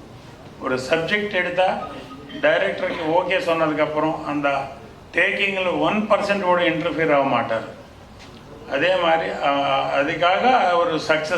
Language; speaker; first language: Tamil; non-native, fluent; Telugu